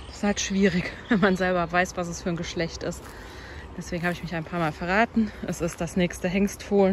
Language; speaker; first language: German; native; German